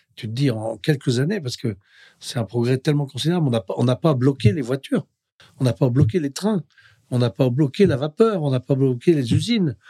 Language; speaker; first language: French; native; French